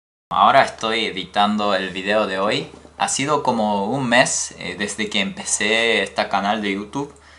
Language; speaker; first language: Spanish; non-native, fluent; Japanese